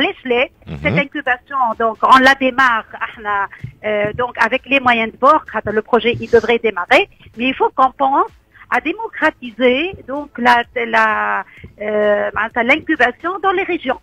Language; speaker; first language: French; non-native, local second language; Arabic